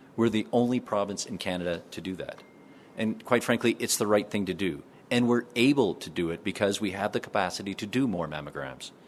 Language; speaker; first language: English; native; English